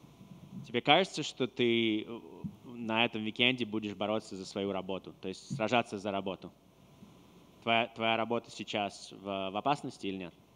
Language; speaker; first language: Russian; native; Russian